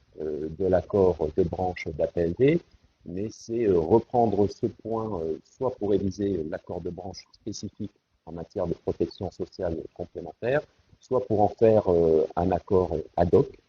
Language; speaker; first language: French; native; French